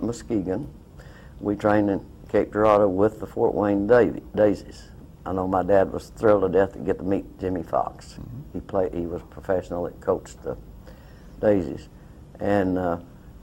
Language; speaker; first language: English; native; English